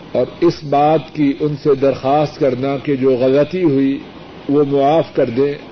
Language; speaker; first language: Urdu; non-native, local second language; Punjabi